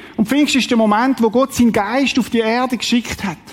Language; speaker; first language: German; native; German